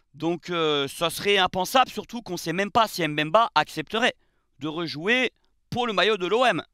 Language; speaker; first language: French; native; French